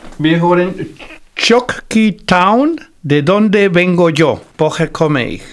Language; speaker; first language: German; non-native, fluent; Spanish